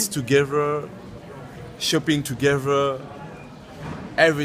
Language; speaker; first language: English; non-native, learner; French